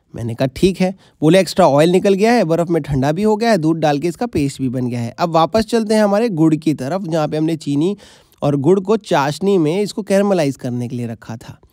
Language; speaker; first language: Hindi; native; Hindi